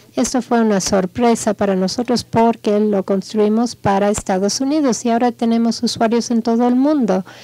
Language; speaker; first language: Spanish; non-native, fluent; English